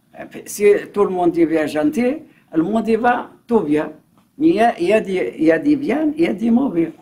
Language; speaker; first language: French; non-native, learner; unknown